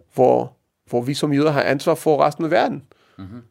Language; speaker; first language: Danish; early bilingual, heritage; Danish